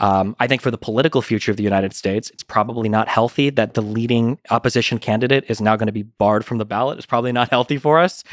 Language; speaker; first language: English; native; English